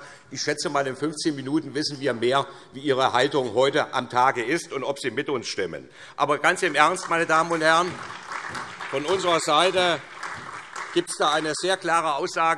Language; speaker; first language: German; native; German